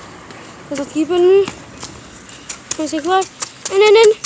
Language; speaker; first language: Dutch; non-native, local second language; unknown